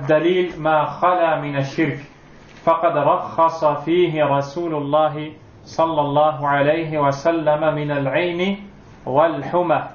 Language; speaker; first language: Arabic; non-native, fluent; French